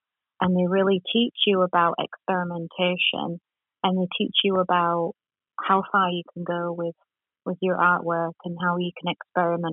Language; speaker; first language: English; native; English